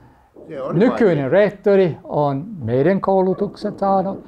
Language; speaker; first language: Finnish; non-native, fluent; English